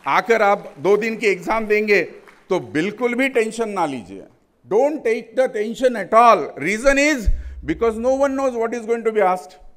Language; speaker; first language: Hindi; non-native, local second language; Marathi